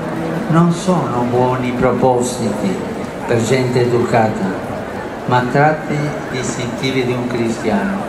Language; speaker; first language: Italian; non-native, fluent; Spanish